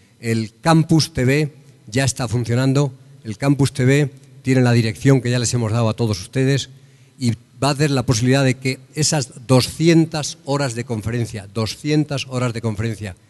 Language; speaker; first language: Spanish; native; Spanish